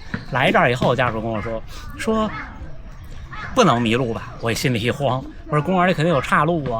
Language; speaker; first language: Chinese; native; Chinese